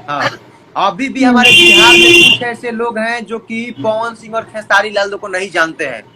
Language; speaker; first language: Hindi; native; Hindi